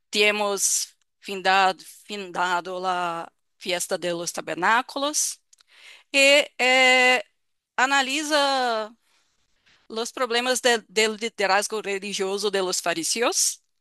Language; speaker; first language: Spanish; non-native, fluent; Portuguese